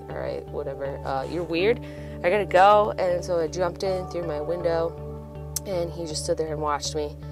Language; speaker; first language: English; native; English